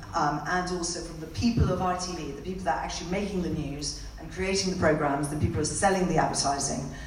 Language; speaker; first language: English; native; English